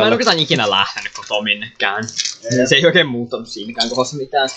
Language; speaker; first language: Finnish; native; Finnish